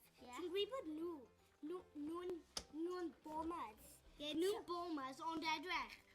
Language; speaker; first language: Welsh; non-native, local second language; English